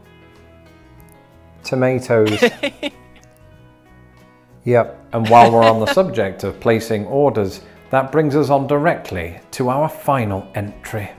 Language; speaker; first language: English; native; English